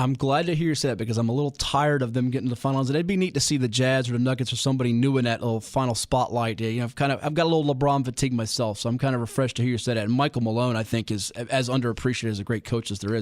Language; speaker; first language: English; native; English